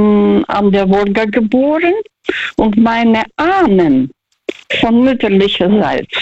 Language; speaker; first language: German; non-native, learner; Russian